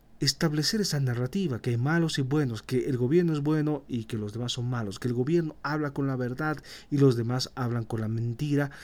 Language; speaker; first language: Spanish; native; Spanish